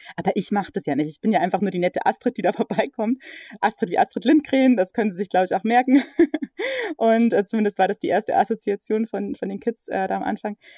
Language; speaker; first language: German; early bilingual, other home language; English